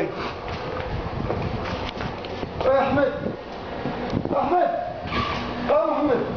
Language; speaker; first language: French; non-native, local second language; Arabic